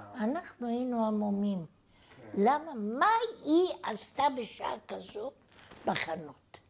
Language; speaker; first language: Hebrew; non-native, fluent; Bulgarian